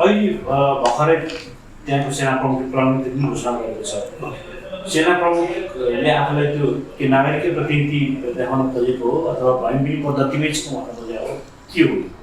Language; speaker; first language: Nepali; native; Nepali